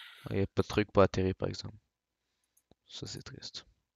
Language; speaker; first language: French; native; French